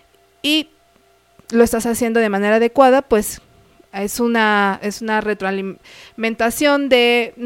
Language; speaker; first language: Spanish; native; Spanish